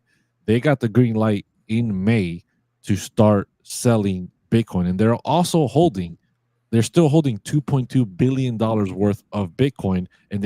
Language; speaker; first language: English; native; English